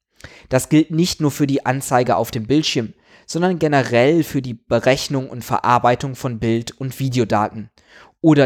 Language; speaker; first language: German; native; German